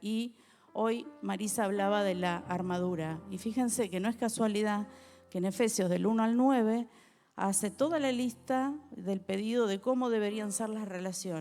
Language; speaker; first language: Spanish; native; Spanish